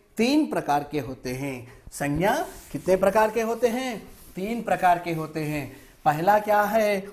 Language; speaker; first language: Hindi; non-native, local second language; Telugu